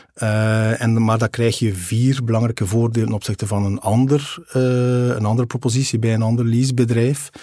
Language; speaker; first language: Dutch; native; Dutch